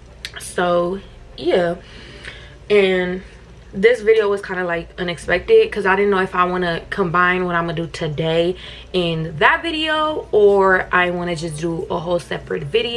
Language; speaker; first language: English; native; English